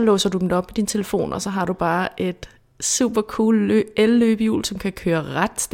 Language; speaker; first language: Danish; native; Danish